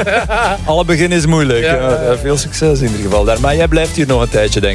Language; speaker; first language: Dutch; native; Dutch